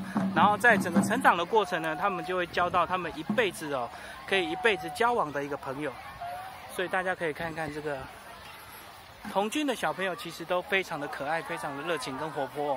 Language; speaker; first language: Chinese; native; Chinese